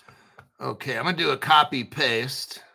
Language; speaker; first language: English; native; English